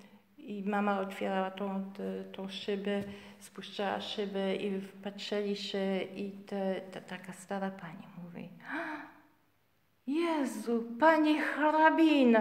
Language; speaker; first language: Polish; early bilingual, heritage; Polish